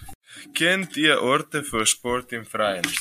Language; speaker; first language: German; non-native, learner; Croatian